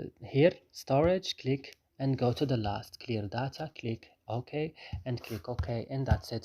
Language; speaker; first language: English; non-native, learner; Arabic